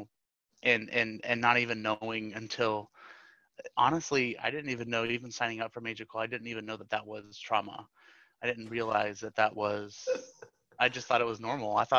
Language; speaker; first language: English; native; English